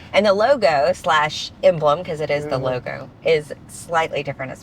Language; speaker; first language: English; native; English